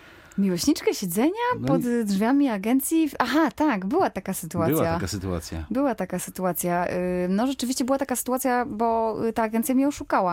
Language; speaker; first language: Polish; native; Polish